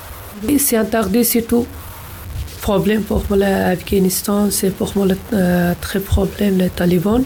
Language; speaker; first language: French; non-native, learner; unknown